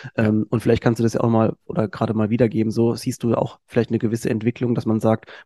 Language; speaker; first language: German; native; German